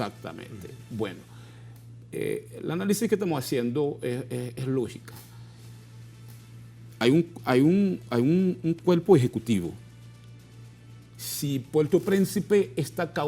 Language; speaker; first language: Spanish; non-native, fluent; Haitian Creole